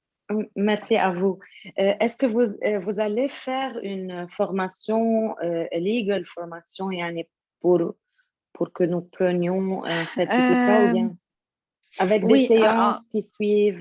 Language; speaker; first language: French; non-native, local second language; Arabic